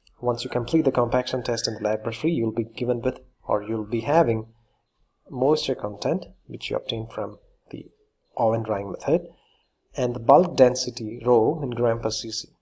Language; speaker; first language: English; non-native, local second language; Malayalam